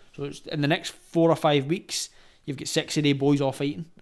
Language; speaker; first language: English; native; English